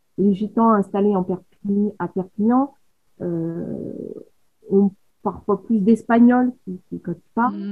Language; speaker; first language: French; native; French